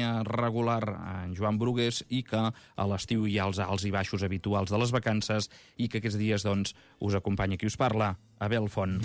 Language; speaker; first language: Catalan; native; Catalan